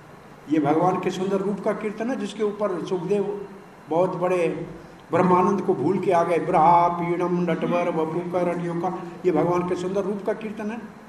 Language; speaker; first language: Hindi; native; Hindi